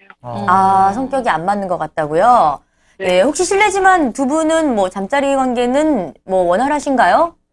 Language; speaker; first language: Korean; native; Korean